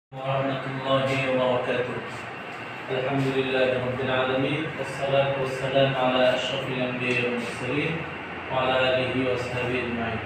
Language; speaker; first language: Arabic; non-native, fluent; Bangla